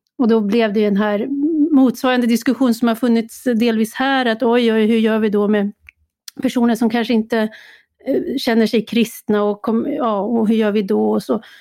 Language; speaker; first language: Swedish; native; Swedish